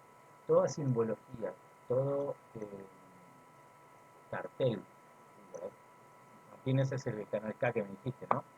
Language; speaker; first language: Spanish; native; Spanish